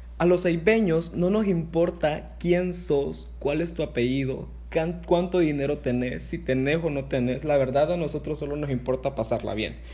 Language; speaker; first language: Spanish; non-native, local second language; English